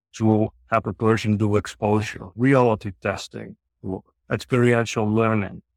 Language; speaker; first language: English; non-native, fluent; Dutch